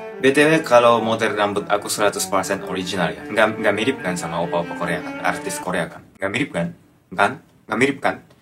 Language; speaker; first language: Indonesian; non-native, fluent; Japanese